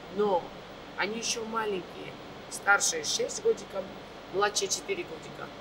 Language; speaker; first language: Russian; non-native, fluent; Georgian